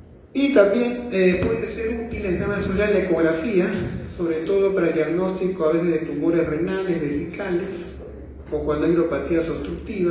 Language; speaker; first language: Spanish; native; Spanish